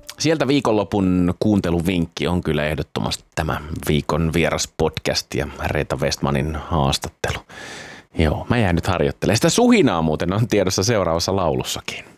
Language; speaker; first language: Finnish; native; Finnish